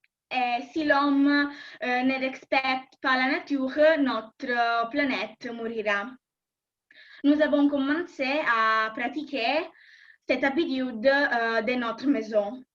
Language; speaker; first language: French; non-native, learner; Italian